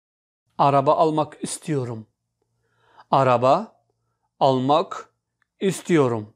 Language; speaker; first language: Turkish; non-native, fluent; Urdu